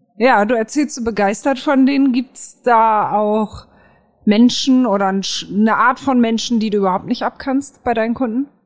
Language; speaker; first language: German; native; German